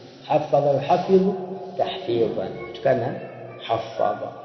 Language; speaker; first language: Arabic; non-native, fluent; Swahili